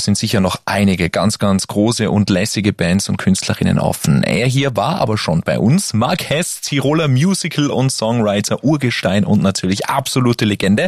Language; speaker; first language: German; native; German